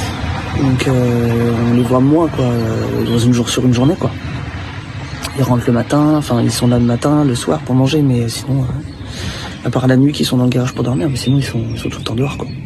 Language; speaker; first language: French; native; French